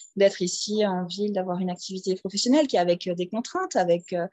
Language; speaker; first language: French; native; French